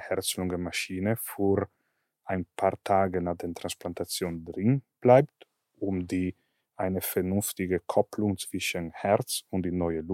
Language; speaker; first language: German; non-native, fluent; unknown